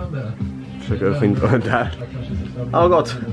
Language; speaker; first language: Swedish; native; Swedish